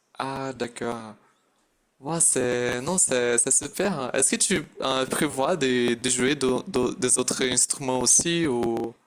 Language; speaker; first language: French; non-native, fluent; Portuguese